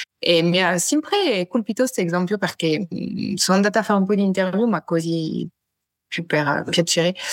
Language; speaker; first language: Italian; non-native, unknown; French